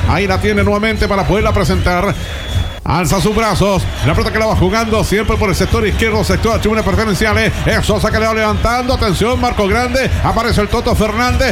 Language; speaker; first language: Spanish; native; Spanish